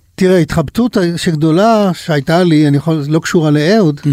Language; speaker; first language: Hebrew; native; Hebrew